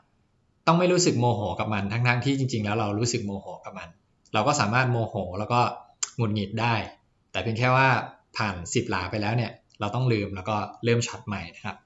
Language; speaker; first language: Thai; native; Thai